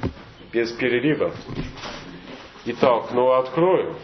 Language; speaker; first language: Russian; non-native, fluent; English